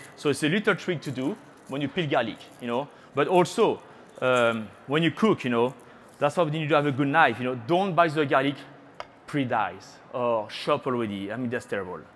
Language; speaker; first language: English; non-native, fluent; French